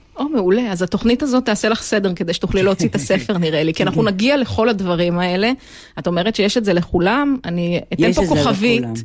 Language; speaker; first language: Hebrew; native; Hebrew